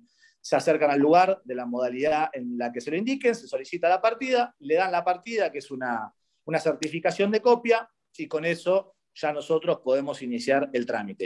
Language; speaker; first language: Spanish; native; Spanish